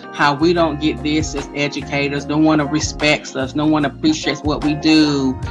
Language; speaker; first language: English; native; English